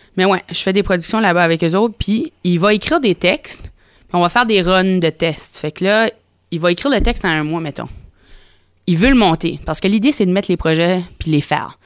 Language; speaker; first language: French; native; French